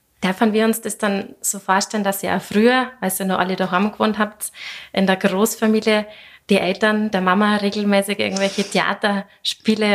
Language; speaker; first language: German; native; German